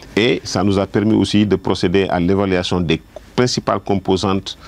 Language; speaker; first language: French; non-native, local second language; Wolof